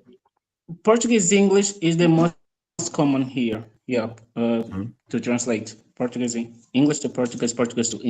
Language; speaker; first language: English; non-native, fluent; Portuguese